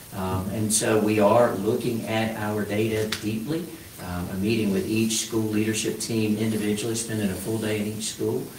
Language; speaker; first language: English; native; English